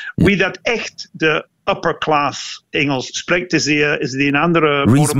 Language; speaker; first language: Dutch; non-native, fluent; English